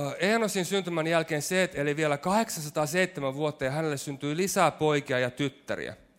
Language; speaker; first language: Finnish; native; Finnish